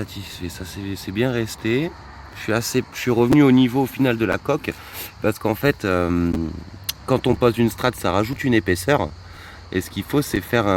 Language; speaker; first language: French; native; French